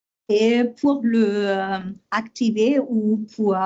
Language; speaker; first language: French; non-native, learner; German